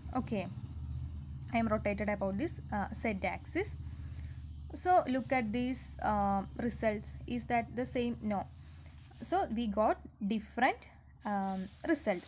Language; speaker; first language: English; non-native, local second language; Malayalam